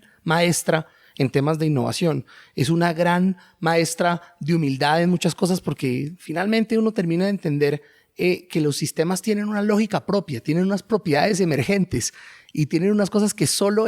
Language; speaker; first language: Spanish; native; Spanish